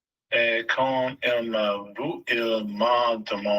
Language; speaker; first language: French; non-native, learner; English